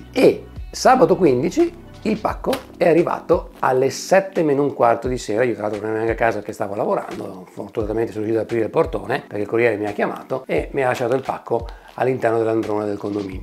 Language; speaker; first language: Italian; native; Italian